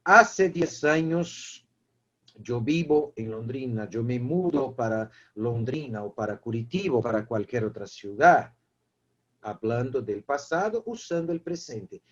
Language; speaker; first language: Spanish; non-native, fluent; Portuguese